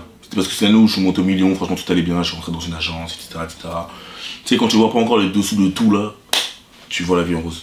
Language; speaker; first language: French; native; French